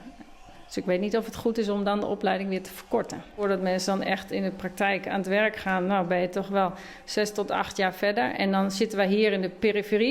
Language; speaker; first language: Dutch; native; Dutch